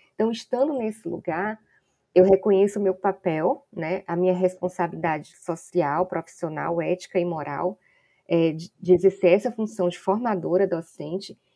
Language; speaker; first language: Portuguese; native; Portuguese